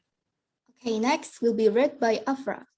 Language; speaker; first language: English; non-native, learner; Indonesian